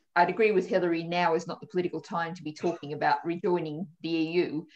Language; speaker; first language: English; native; English